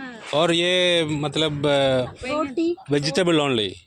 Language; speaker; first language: Hindi; non-native, local second language; Malayalam